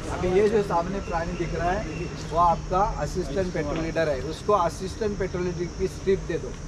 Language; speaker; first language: Hindi; non-native, local second language; Marathi